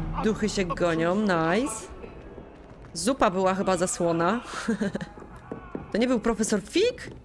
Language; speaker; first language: Polish; native; Polish